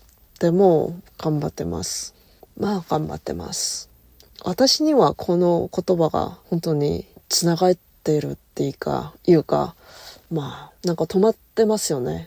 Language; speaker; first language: Japanese; non-native, learner; Korean